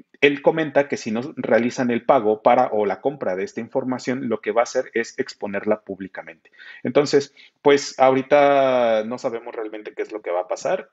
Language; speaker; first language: Spanish; native; Spanish